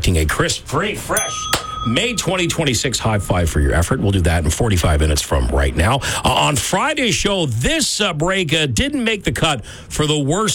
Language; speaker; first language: English; native; English